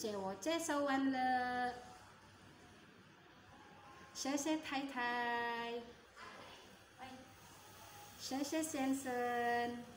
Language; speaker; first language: Chinese; non-native, learner; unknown